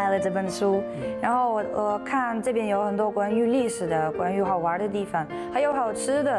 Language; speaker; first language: Chinese; non-native, fluent; Russian